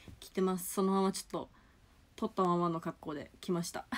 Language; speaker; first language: Japanese; native; Japanese